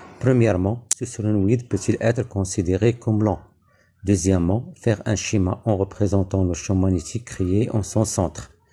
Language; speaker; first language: French; non-native, local second language; Arabic